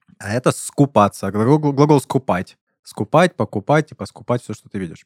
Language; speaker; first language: Russian; native; Russian